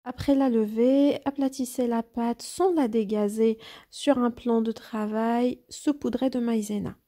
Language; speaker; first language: French; non-native, local second language; Arabic